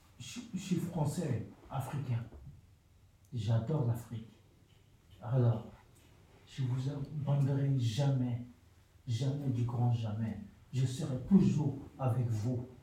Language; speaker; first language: French; non-native, fluent; Soninke